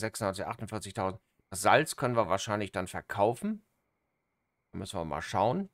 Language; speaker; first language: German; native; German